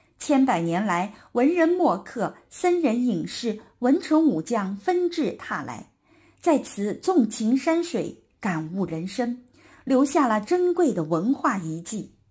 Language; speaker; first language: Chinese; native; Chinese